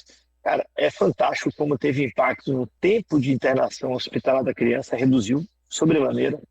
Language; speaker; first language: Portuguese; native; Portuguese